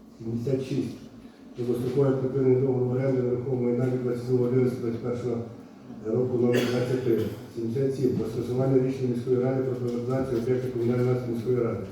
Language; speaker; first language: Ukrainian; native; Ukrainian